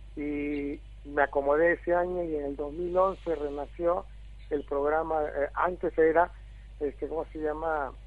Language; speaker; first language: Spanish; native; Spanish